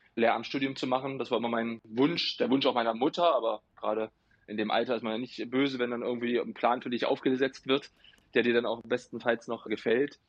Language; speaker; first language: German; native; German